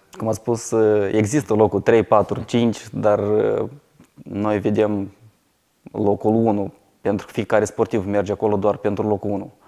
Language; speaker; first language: Romanian; native; Romanian